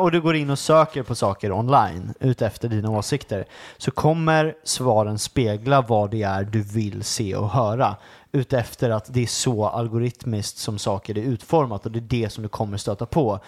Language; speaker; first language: Swedish; native; Swedish